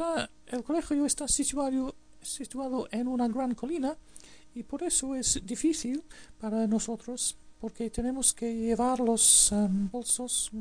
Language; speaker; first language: Spanish; non-native, fluent; English